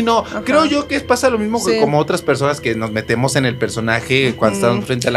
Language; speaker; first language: Spanish; native; Spanish